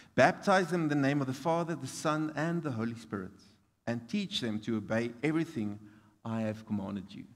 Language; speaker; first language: English; non-native, local second language; Afrikaans